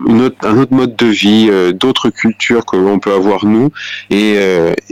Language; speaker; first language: French; native; French